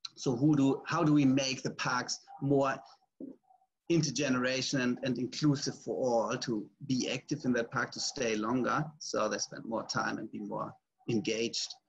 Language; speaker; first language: English; non-native, fluent; German